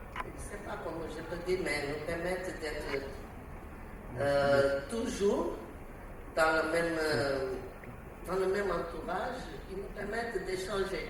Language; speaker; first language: French; non-native, learner; Portuguese